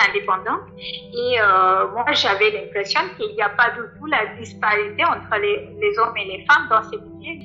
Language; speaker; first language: French; non-native, fluent; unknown